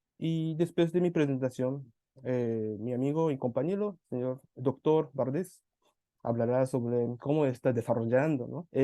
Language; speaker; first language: Spanish; non-native, fluent; Japanese